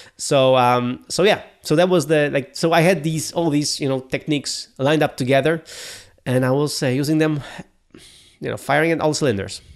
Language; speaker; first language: English; non-native, fluent; Polish